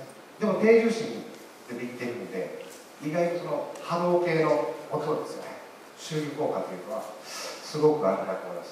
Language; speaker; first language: Japanese; native; Japanese